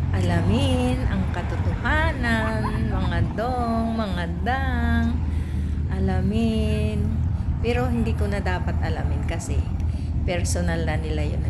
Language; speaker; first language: Filipino; non-native, local second language; Cebuano